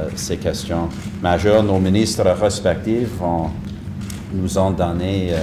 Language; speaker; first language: French; non-native, fluent; English